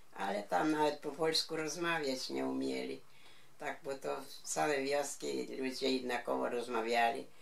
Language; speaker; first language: Polish; non-native, local second language; Ukrainian